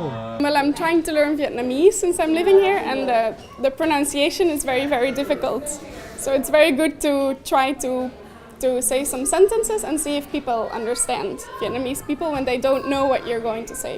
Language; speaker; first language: English; non-native, fluent; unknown